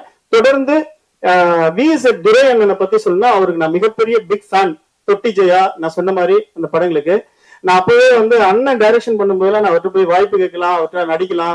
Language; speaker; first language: Tamil; native; Tamil